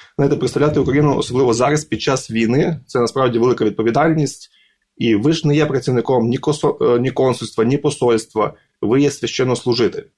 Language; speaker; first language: Ukrainian; native; Ukrainian